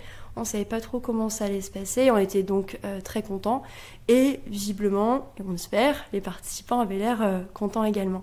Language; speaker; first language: French; native; French